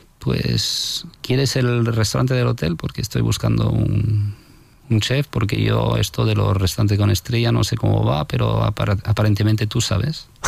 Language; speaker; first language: Spanish; non-native, fluent; French